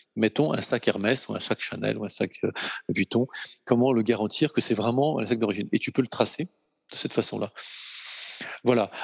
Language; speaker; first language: French; non-native, fluent; Ukrainian